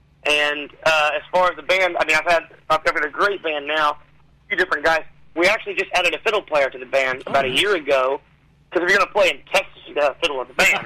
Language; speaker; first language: English; native; English